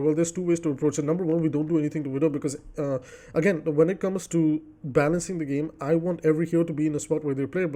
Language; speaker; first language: English; native; English